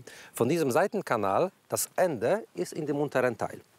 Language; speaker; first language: German; non-native, learner; Polish